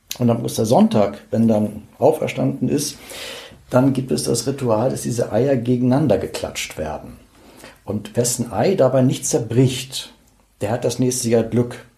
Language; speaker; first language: German; native; German